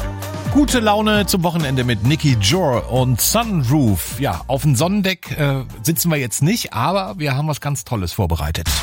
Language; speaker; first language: German; native; German